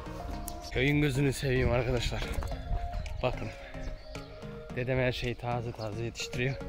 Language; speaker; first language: Turkish; early bilingual, heritage; Turkish